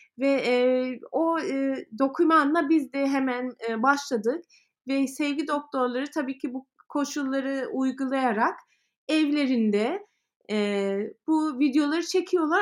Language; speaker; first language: Turkish; early bilingual, heritage; Turkish